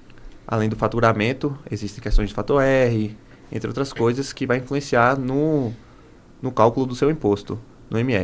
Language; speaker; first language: Portuguese; native; Portuguese